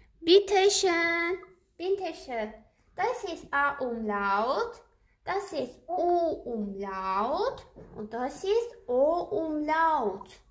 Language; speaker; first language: German; non-native, learner; Azerbaijani